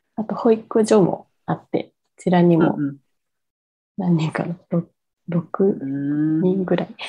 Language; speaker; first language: Japanese; native; Japanese